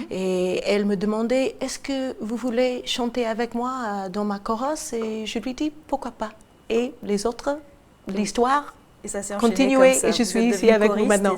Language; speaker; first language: French; non-native, learner; English